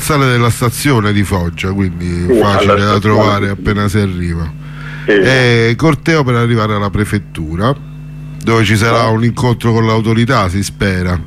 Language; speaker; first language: Italian; native; Italian